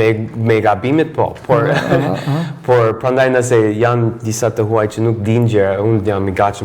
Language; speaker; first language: Albanian; non-native, fluent; English